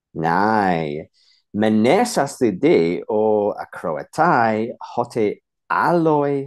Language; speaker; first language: Greek; non-native, fluent; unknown